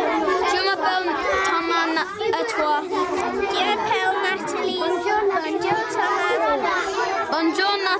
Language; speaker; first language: French; non-native, learner; English